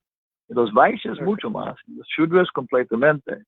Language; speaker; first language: Spanish; non-native, learner; English